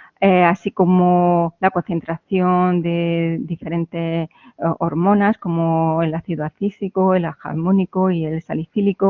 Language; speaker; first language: Spanish; native; Spanish